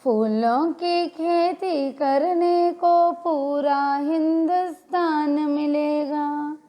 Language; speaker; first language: Hindi; non-native, local second language; Telugu